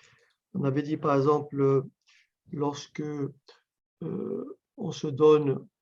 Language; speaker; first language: French; native; French